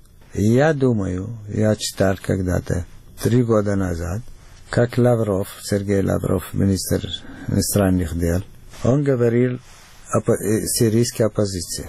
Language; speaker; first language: Russian; non-native, fluent; Arabic